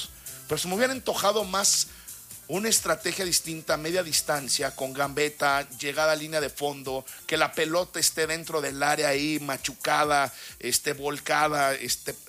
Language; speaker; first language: Spanish; native; Spanish